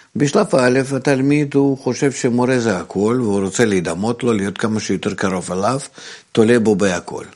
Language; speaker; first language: Hebrew; non-native, fluent; Russian